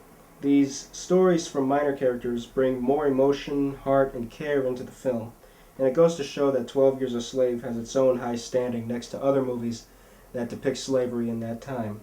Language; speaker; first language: English; native; English